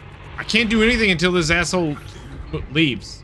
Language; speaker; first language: English; native; English